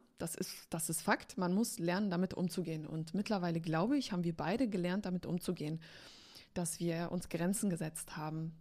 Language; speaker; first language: German; early bilingual, heritage; Polish